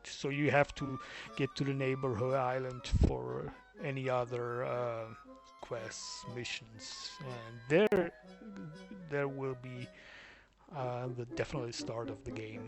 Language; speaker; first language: English; non-native, fluent; German